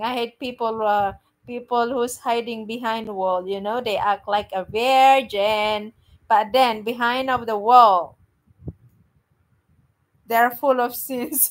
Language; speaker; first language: English; non-native, local second language; Filipino